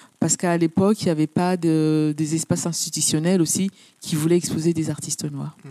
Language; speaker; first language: French; early bilingual, other home language; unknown